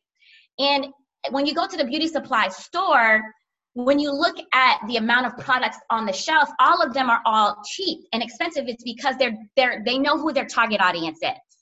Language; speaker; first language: English; native; English